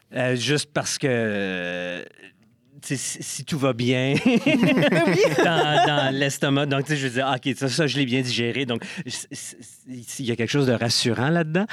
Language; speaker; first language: French; native; French